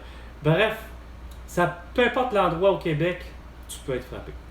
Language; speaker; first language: French; native; French